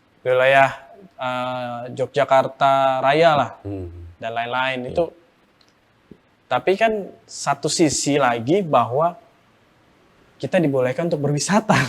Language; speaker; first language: Indonesian; native; Indonesian